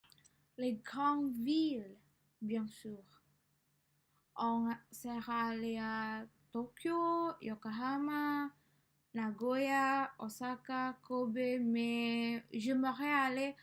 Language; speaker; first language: French; non-native, learner; Indonesian